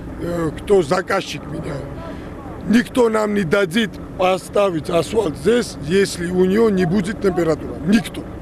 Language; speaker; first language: Russian; non-native, fluent; Georgian